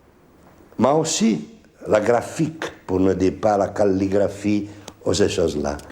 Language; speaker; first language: French; non-native, fluent; Italian